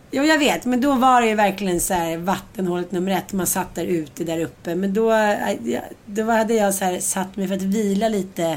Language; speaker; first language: Swedish; native; Swedish